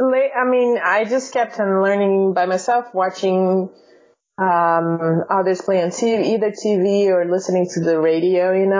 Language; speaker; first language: English; non-native, fluent; Portuguese